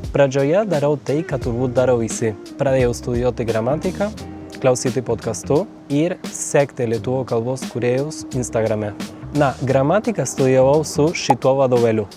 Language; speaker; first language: Lithuanian; non-native, fluent; Spanish